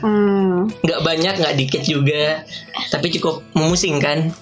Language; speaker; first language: Indonesian; native; Indonesian